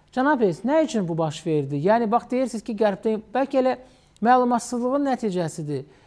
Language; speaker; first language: Azerbaijani; native; Azerbaijani